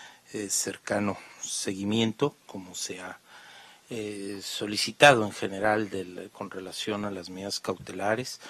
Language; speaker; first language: Spanish; native; Spanish